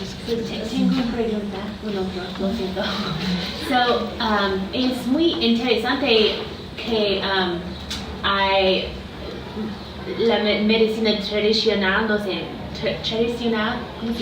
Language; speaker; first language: Spanish; non-native, learner; English